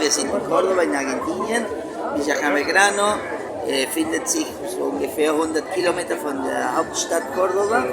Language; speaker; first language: German; early bilingual, heritage; Spanish